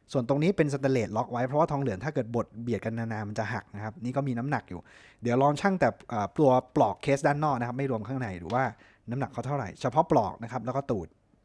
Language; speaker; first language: Thai; native; Thai